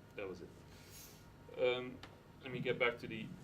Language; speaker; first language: English; non-native, fluent; Dutch